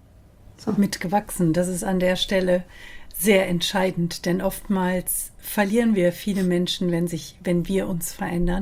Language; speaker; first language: German; native; German